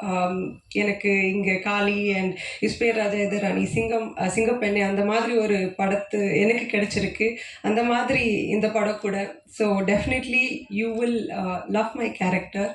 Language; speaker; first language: Tamil; non-native, fluent; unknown